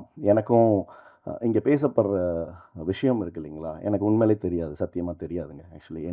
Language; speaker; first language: Tamil; native; Tamil